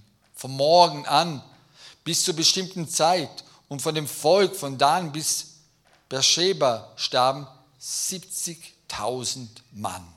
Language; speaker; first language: German; native; German